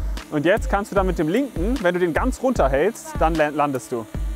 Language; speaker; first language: German; native; German